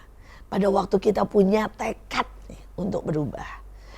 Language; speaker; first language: Indonesian; native; Indonesian